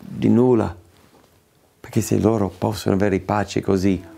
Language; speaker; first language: Italian; non-native, fluent; English